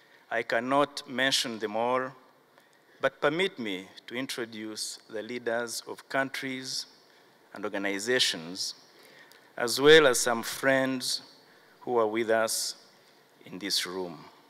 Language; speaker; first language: English; non-native, local second language; Kinyarwanda